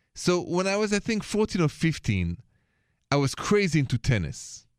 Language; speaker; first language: English; non-native, fluent; French